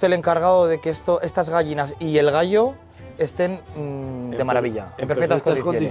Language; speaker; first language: Spanish; native; Spanish